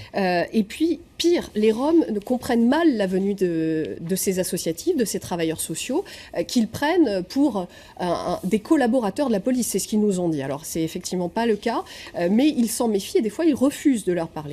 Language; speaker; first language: French; native; French